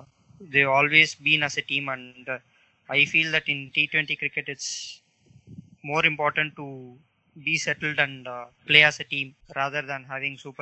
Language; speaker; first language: English; non-native, local second language; Tamil